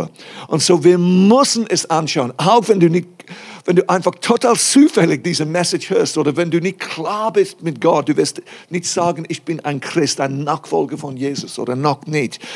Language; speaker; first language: German; non-native, fluent; English